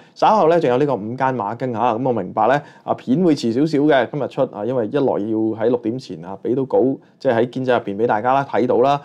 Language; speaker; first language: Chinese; non-native, local second language; Cantonese